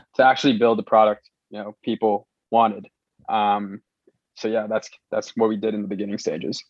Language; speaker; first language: English; non-native, local second language; Cantonese